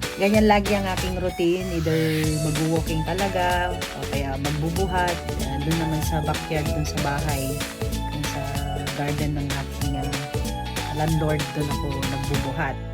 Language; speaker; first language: Filipino; non-native, local second language; Iloko